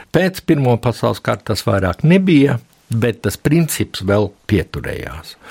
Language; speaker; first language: Latvian; early bilingual, heritage; Latvian